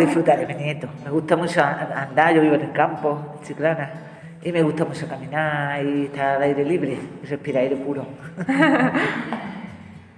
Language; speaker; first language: Spanish; native; Spanish